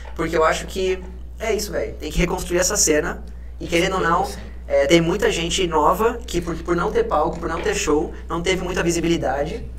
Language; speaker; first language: Portuguese; early bilingual, other home language; Spanish